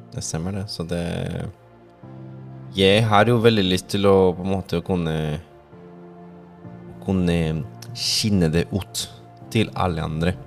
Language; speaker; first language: Norwegian; non-native, fluent; Spanish